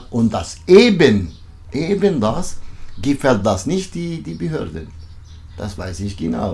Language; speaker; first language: German; non-native, learner; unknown